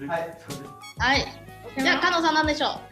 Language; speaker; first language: Japanese; non-native, fluent; Chinese